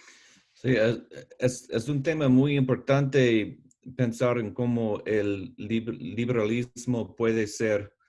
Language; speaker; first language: Spanish; non-native, learner; English